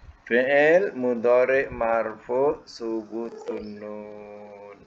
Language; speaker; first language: Arabic; non-native, fluent; Malay